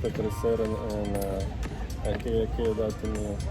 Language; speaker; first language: Spanish; non-native, fluent; Russian